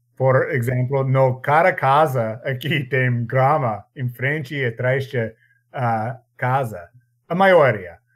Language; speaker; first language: Portuguese; non-native, learner; English